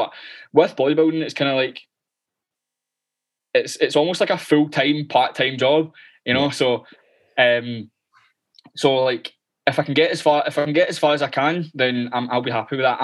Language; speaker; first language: English; native; English